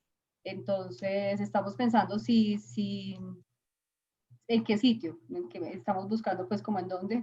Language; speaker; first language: Spanish; native; Spanish